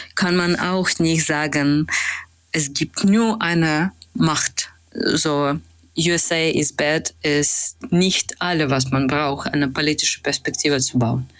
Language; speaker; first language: German; non-native, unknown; Russian